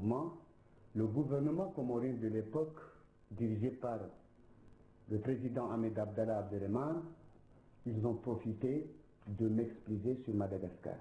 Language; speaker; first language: French; non-native, local second language; Ngazidja Comorian